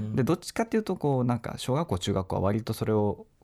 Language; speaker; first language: Japanese; native; Japanese